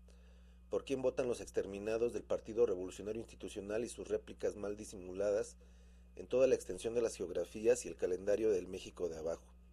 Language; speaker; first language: Spanish; native; Spanish